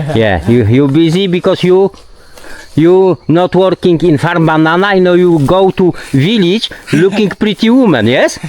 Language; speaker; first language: English; non-native, learner; Polish